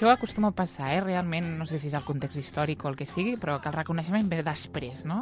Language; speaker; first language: Catalan; native; Catalan